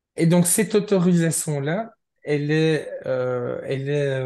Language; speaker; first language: French; native; French